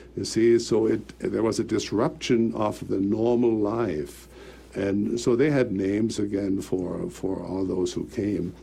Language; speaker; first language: English; early bilingual, other home language; German